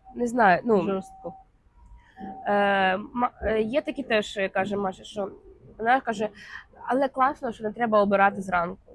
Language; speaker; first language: Ukrainian; native; Ukrainian